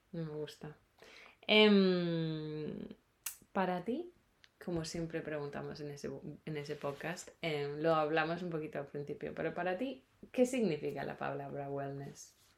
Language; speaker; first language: Spanish; non-native, fluent; English